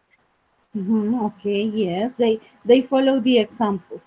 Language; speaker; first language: English; non-native, fluent; Spanish